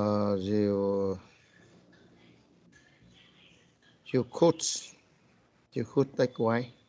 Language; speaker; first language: English; non-native, learner; Vietnamese